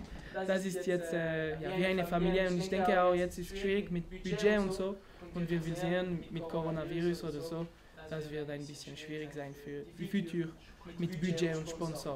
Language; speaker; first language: German; non-native, learner; French